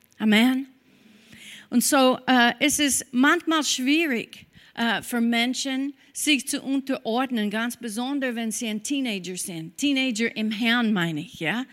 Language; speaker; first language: German; non-native, fluent; English